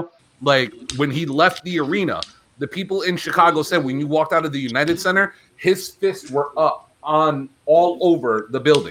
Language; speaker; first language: English; native; English